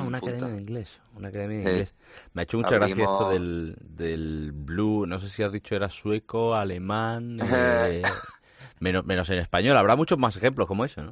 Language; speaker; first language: Spanish; native; Spanish